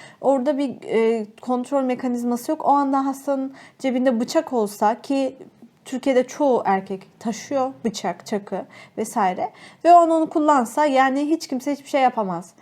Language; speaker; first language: Turkish; native; Turkish